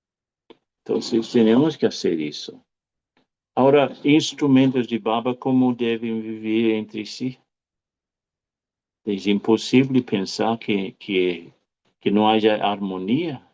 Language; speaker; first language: Spanish; non-native, fluent; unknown